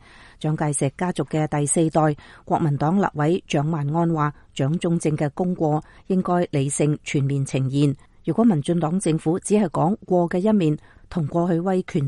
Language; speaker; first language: Chinese; native; Chinese